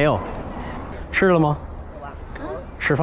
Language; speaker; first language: Chinese; non-native, fluent; English